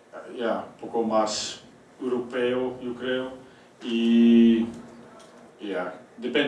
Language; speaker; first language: Spanish; non-native, fluent; Dutch